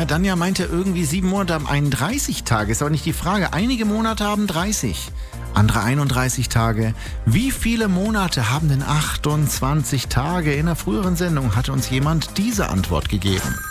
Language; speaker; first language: German; native; German